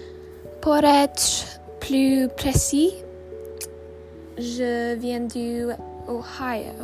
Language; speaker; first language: French; non-native, learner; English